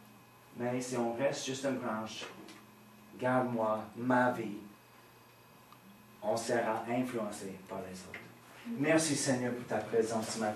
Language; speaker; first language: French; non-native, fluent; English